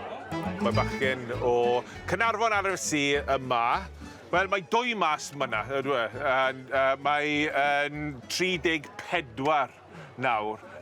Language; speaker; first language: Welsh; non-native, local second language; English